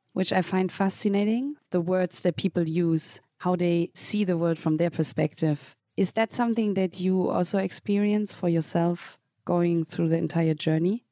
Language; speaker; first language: English; non-native, fluent; German